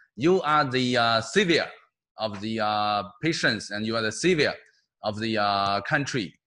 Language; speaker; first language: English; non-native, fluent; Chinese